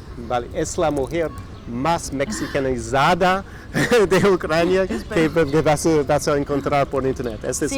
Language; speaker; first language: Spanish; non-native, fluent; English